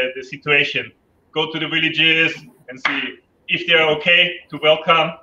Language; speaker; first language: English; non-native, fluent; German